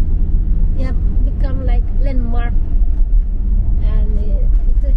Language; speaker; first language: English; non-native, learner; Indonesian